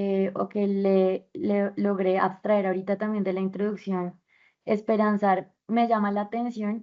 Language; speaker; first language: Spanish; native; Spanish